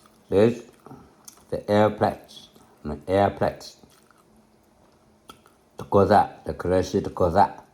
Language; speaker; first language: English; non-native, learner; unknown